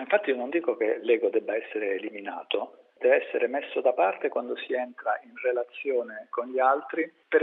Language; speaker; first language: Italian; native; Italian